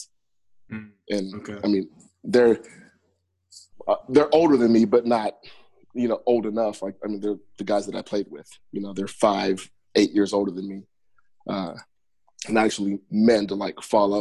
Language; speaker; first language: English; native; English